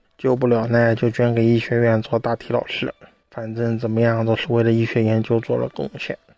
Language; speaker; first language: Chinese; native; Chinese